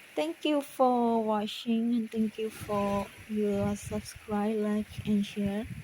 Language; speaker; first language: English; non-native, learner; Thai